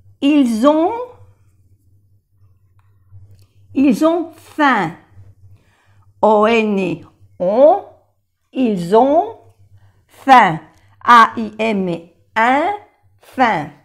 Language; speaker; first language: French; non-native, fluent; Spanish